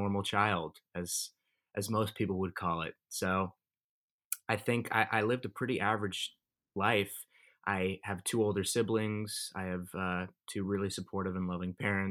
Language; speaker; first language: English; native; English